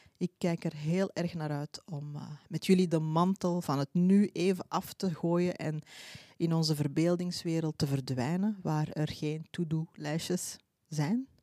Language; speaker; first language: Dutch; early bilingual, other home language; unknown